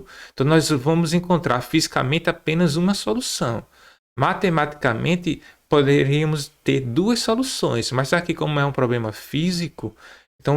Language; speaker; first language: Portuguese; native; Portuguese